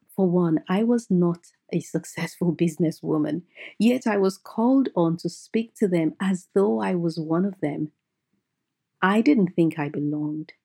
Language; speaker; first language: English; non-native, local second language; Yoruba